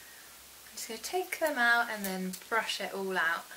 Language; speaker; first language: English; native; English